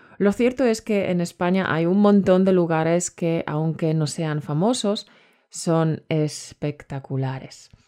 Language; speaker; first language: Spanish; native; Spanish